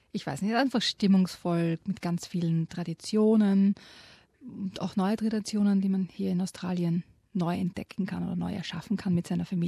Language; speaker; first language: German; native; German